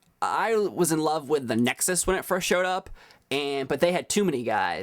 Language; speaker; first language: English; native; English